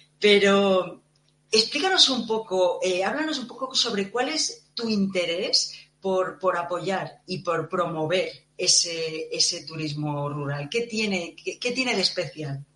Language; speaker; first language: Spanish; native; Spanish